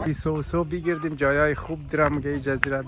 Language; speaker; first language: Persian; native; Persian